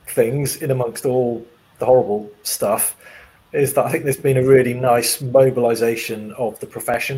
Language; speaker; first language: English; native; English